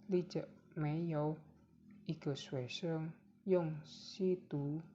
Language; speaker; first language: Chinese; non-native, learner; Indonesian